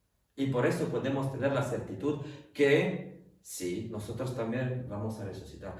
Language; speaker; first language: Spanish; non-native, fluent; French